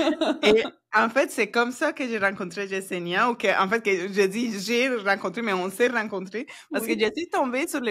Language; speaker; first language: French; non-native, fluent; Spanish